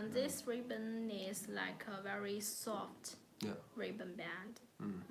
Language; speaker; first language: English; non-native, learner; Chinese